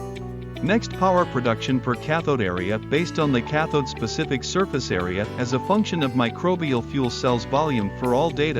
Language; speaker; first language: English; non-native, fluent; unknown